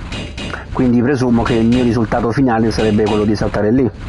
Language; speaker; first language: Italian; native; Italian